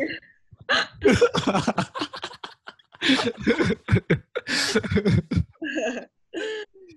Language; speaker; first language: English; native; English